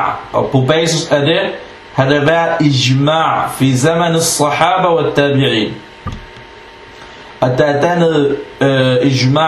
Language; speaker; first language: Danish; non-native, fluent; Arabic